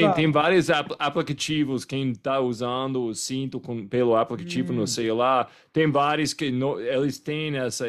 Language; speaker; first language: Portuguese; non-native, fluent; English